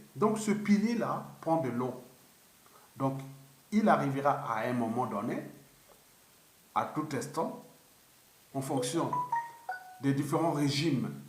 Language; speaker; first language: French; non-native, local second language; Lingala